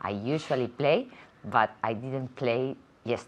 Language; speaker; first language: English; non-native, learner; Spanish